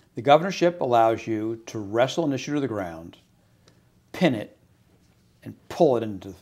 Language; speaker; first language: English; native; English